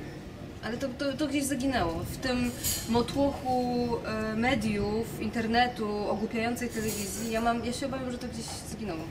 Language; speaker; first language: Polish; native; Polish